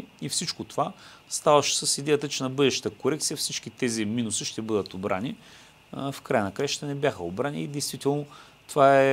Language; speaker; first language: Bulgarian; native; Bulgarian